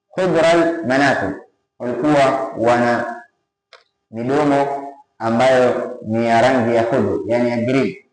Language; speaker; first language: Swahili; native; Swahili